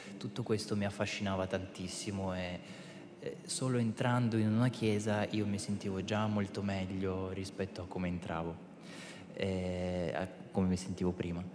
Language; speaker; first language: Italian; non-native, fluent; Russian